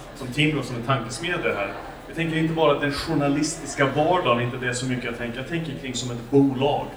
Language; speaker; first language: Swedish; non-native, fluent; English